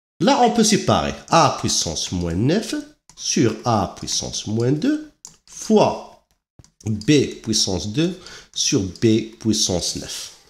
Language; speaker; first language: French; non-native, local second language; Arabic